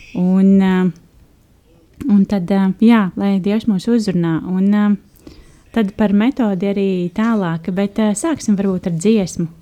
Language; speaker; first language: Latvian; native; Latvian